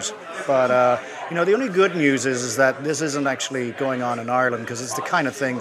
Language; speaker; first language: English; native; English